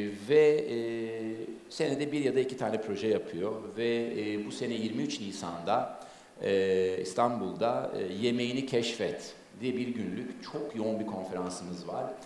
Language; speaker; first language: Turkish; native; Turkish